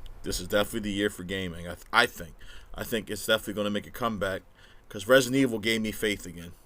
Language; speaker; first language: English; native; English